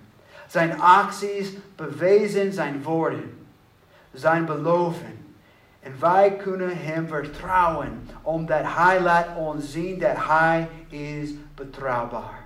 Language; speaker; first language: Dutch; non-native, learner; English